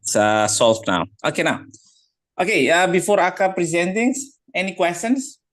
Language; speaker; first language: English; non-native, fluent; Indonesian